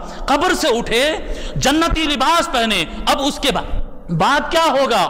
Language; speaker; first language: Urdu; native; Urdu